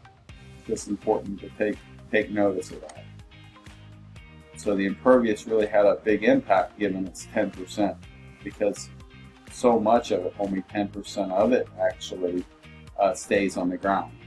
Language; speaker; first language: English; native; English